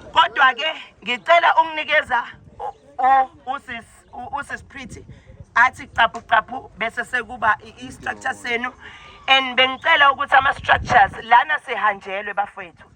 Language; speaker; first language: Zulu; native; Zulu